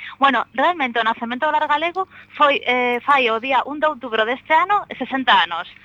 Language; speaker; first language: Galician; native; Galician